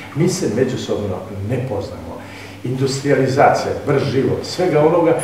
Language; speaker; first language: Serbian; non-native, local second language; Albanian